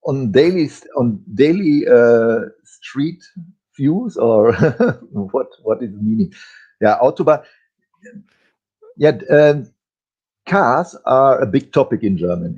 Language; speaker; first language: English; non-native, fluent; German